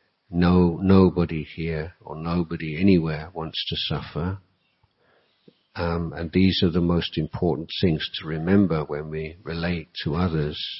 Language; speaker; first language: English; native; English